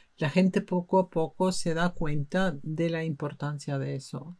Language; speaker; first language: Spanish; non-native, fluent; Norwegian